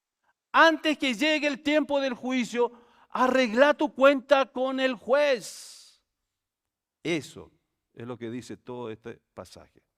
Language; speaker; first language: Spanish; native; Spanish